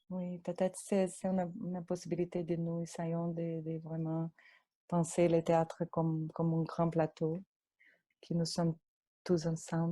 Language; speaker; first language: French; non-native, fluent; Portuguese